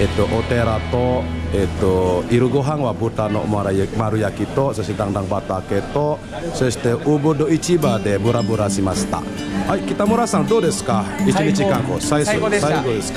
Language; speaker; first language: Japanese; non-native, fluent; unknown